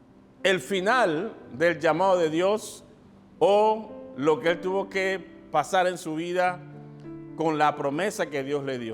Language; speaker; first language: Spanish; native; Spanish